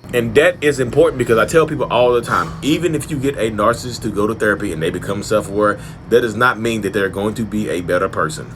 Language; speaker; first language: English; native; English